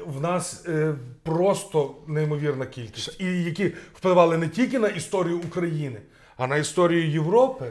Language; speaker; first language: Ukrainian; native; Ukrainian